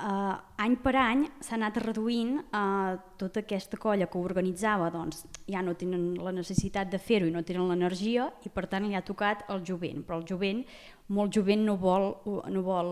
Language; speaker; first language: Catalan; native; Catalan